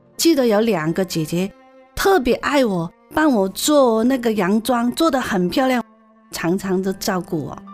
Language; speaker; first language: Chinese; non-native, local second language; Cantonese